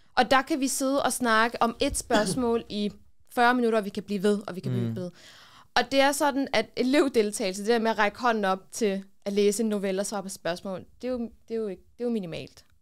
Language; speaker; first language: Danish; early bilingual, other home language; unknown